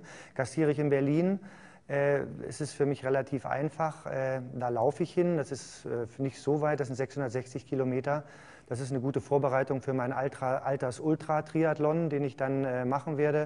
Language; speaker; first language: German; native; German